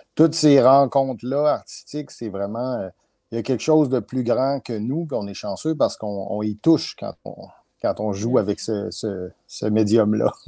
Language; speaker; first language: French; native; French